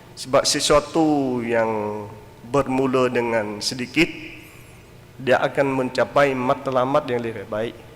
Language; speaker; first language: Malay; non-native, fluent; Western Cham